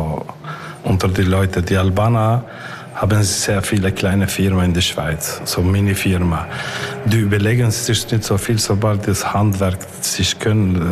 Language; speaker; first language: German; non-native, learner; Albanian